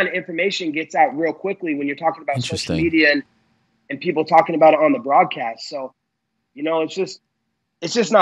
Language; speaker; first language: English; native; English